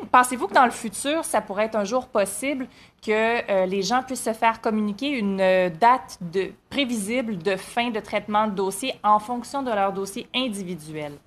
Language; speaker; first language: French; native; French